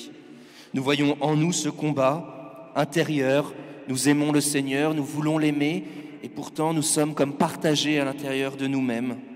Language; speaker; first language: French; native; French